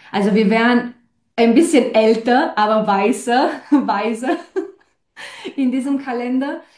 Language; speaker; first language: German; non-native, fluent; Romanian